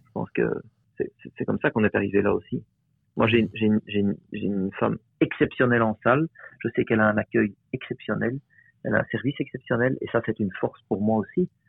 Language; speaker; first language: French; native; French